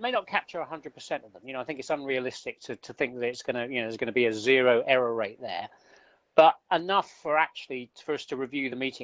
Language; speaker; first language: English; native; English